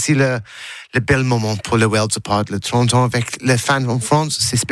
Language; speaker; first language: French; non-native, learner; English